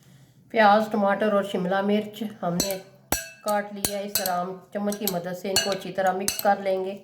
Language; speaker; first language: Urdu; non-native, local second language; Punjabi